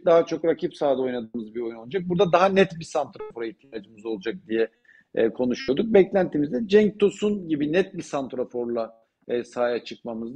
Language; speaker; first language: Turkish; native; Turkish